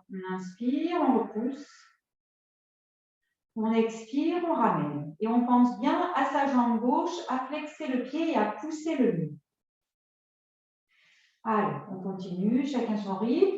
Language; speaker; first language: French; native; French